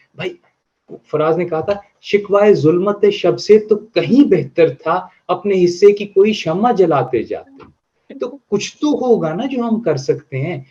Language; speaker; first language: Urdu; native; Urdu